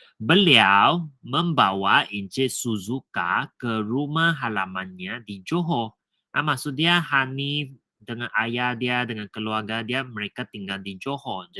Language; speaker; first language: Malay; non-native, local second language; Chinese